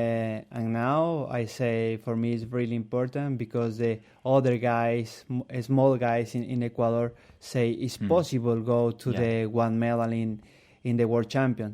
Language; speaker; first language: English; non-native, learner; Spanish